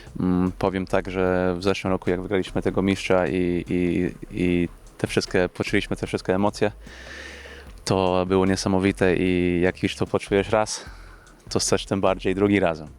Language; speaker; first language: Polish; early bilingual, heritage; English